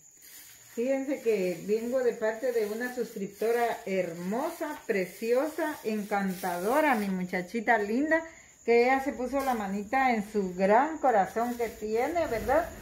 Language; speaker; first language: Spanish; native; Spanish